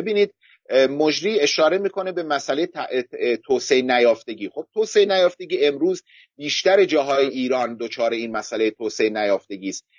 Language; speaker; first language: Persian; non-native, local second language; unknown